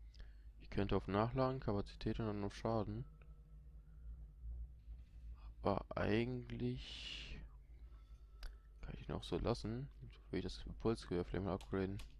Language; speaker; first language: German; native; German